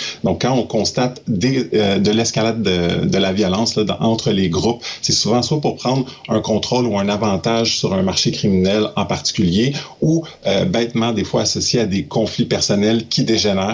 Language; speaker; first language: French; native; French